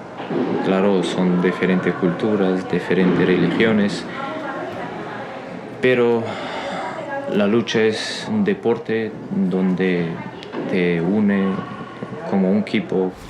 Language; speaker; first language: Spanish; non-native, fluent; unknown